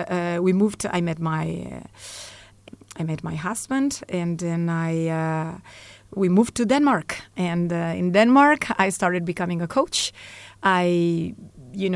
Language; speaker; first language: English; non-native, fluent; Spanish